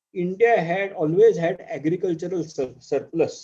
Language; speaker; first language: English; non-native, local second language; Marathi